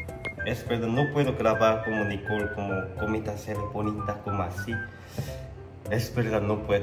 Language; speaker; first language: Spanish; non-native, learner; Korean